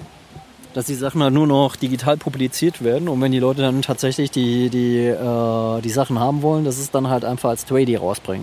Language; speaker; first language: German; native; German